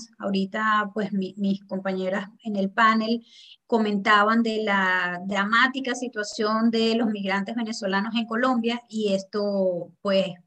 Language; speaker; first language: Spanish; native; Spanish